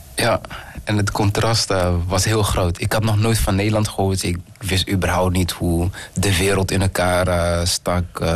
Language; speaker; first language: Dutch; early bilingual, other home language; Kinyarwanda